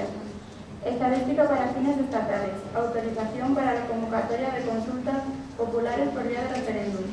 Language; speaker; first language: Spanish; native; Spanish